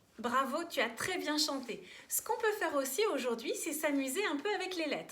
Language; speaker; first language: French; native; French